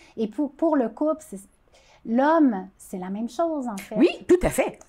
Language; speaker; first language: French; native; French